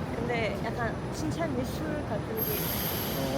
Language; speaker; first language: Korean; non-native, learner; Russian